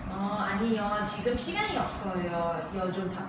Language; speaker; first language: Korean; non-native, learner; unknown